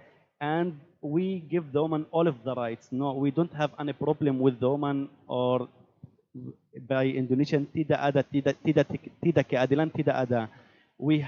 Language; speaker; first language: English; non-native, learner; Arabic